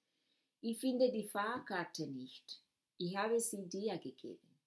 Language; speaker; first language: German; non-native, fluent; Spanish